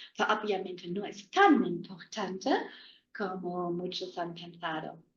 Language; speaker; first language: Spanish; non-native, fluent; German